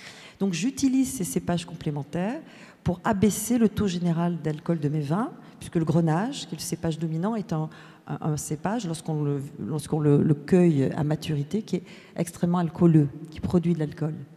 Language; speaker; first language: French; native; French